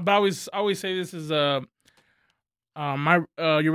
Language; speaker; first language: English; native; English